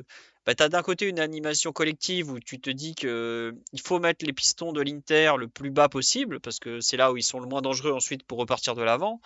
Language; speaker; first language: French; native; French